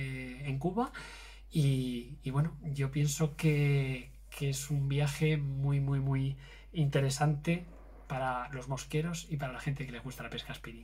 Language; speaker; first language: Spanish; native; Spanish